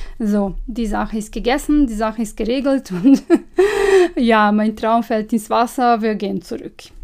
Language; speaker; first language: German; non-native, fluent; Serbian